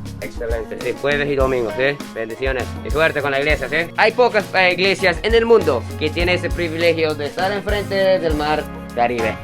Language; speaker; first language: Spanish; non-native, fluent; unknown